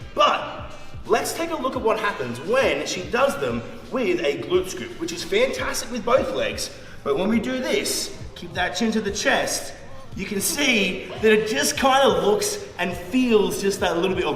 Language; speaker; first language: English; native; English